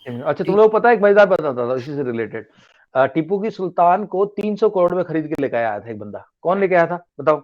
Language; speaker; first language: Hindi; native; Hindi